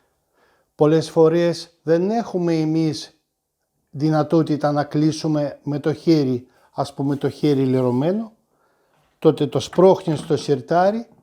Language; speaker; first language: Greek; non-native, fluent; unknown